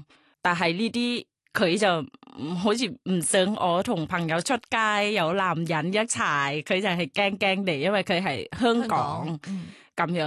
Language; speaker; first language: Cantonese; non-native, learner; Thai